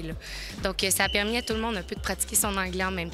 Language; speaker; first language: French; native; French